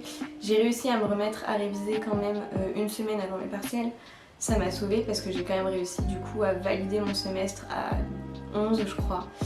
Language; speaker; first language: French; native; French